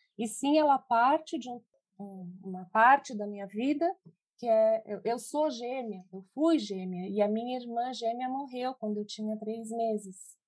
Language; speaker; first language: Portuguese; early bilingual, other home language; Spanish